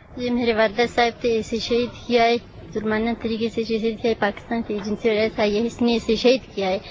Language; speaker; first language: Urdu; non-native, local second language; Baluchi